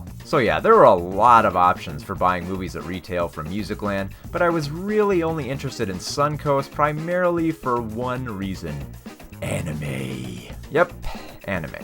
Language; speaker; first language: English; native; English